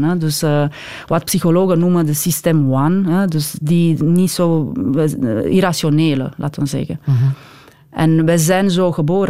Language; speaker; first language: Dutch; non-native, fluent; Romanian